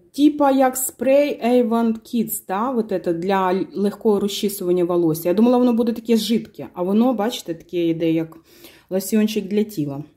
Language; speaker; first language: Ukrainian; non-native, local second language; Russian